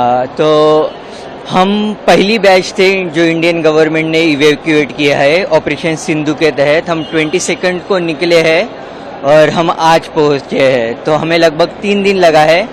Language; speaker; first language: Hindi; native; Hindi